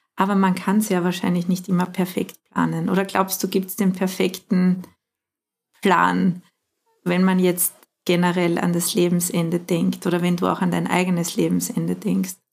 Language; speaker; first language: German; native; German